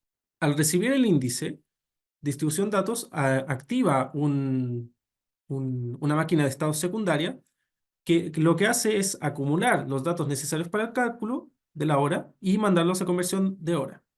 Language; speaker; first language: Spanish; native; Spanish